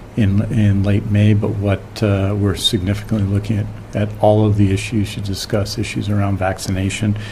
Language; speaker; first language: English; native; English